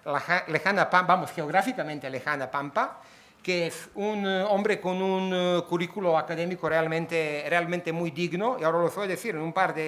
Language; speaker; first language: Spanish; native; Spanish